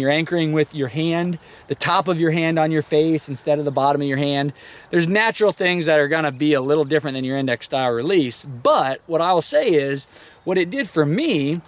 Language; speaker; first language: English; native; English